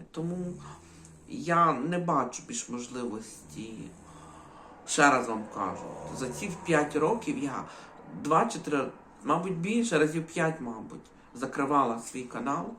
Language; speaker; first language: Ukrainian; native; Ukrainian